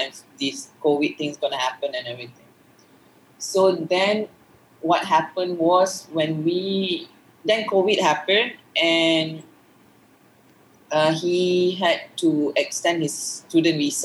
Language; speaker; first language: English; non-native, local second language; Malay